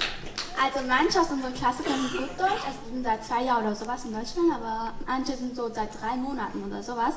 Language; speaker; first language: German; non-native, learner; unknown